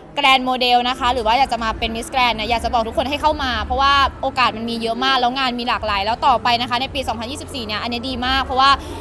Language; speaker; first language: Thai; native; Thai